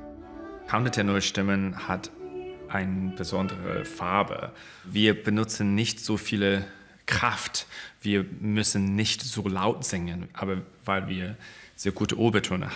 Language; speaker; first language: German; non-native, fluent; Chinese